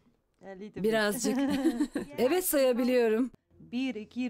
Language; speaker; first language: Turkish; non-native, learner; Polish